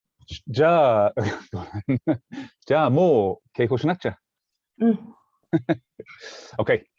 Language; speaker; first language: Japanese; non-native, fluent; English